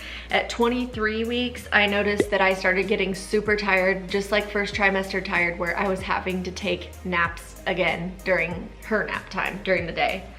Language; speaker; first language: English; native; English